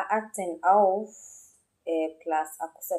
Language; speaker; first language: German; non-native, learner; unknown